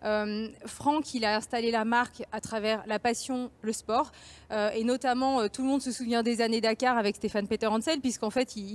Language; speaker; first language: French; native; French